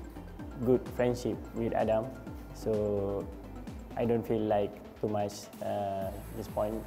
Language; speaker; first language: English; non-native, learner; Malay